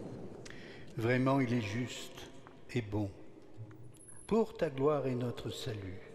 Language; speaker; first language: French; native; French